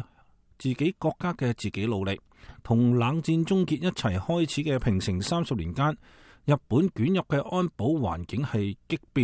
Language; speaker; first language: Chinese; native; Chinese